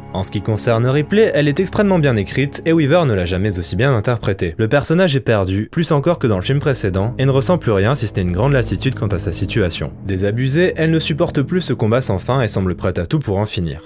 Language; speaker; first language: French; native; French